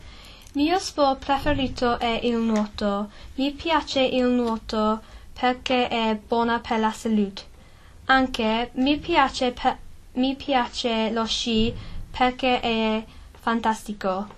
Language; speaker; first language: Italian; non-native, learner; English